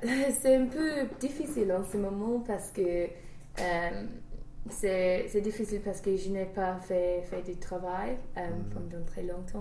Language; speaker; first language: French; non-native, learner; English